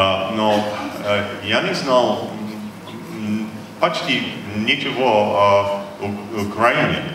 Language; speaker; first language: Russian; non-native, learner; English